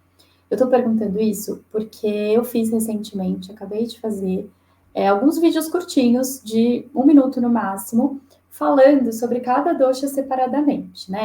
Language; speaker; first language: Portuguese; native; Portuguese